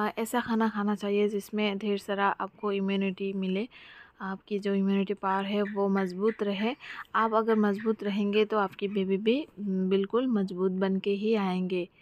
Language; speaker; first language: Hindi; non-native, local second language; Bangla